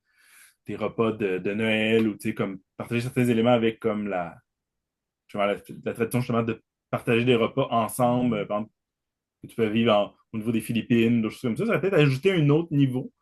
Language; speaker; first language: French; native; French